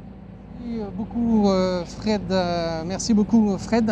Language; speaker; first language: French; native; French